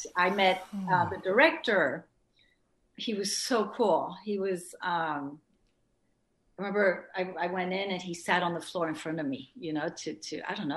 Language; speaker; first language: English; early bilingual, other home language; French